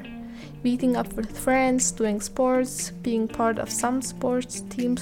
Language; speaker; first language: English; non-native, fluent; Italian